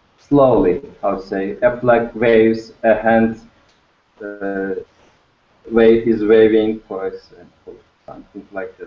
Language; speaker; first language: English; non-native, learner; Turkish